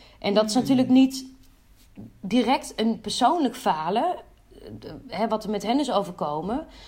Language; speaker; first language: Dutch; native; Dutch